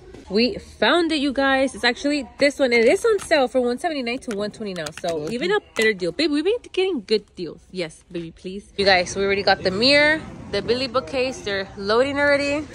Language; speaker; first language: English; early bilingual, other home language; Spanish